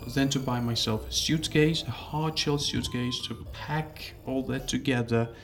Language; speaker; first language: English; non-native, fluent; Georgian